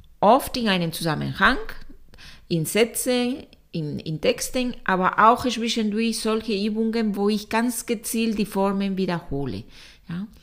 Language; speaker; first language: German; non-native, fluent; Spanish